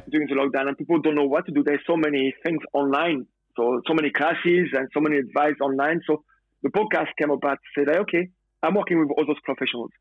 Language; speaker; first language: English; non-native, fluent; French